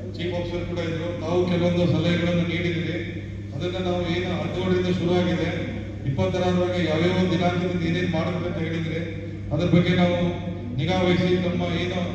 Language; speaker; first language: Kannada; native; Kannada